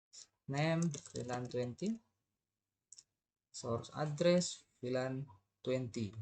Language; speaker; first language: English; non-native, learner; Indonesian